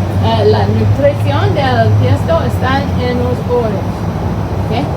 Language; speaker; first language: Spanish; non-native, learner; English